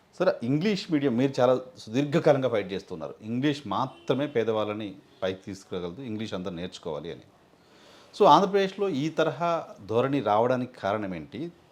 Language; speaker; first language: Telugu; native; Telugu